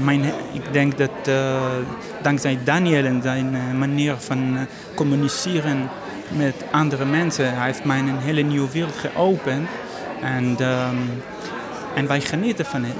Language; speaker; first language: Dutch; non-native, learner; Hebrew